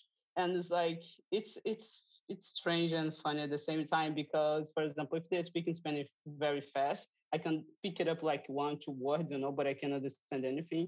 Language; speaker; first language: English; non-native, fluent; Portuguese